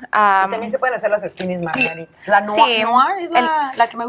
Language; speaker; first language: Spanish; native; Spanish